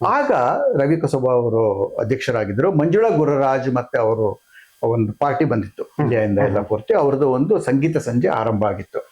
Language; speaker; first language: Kannada; non-native, local second language; Konkani